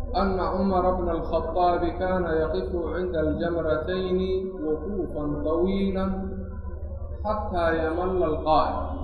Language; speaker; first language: Arabic; non-native, local second language; Somali